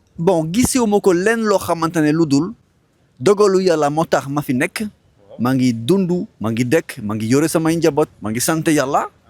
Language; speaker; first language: Wolof; non-native, fluent; French